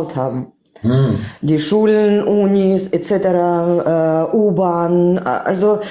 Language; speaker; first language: German; non-native, fluent; Russian